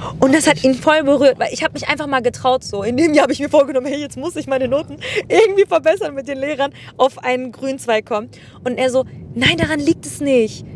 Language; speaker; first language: German; native; German